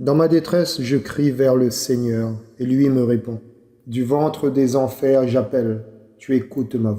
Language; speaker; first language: French; native; French